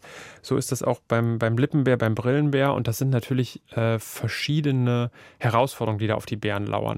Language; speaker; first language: German; native; German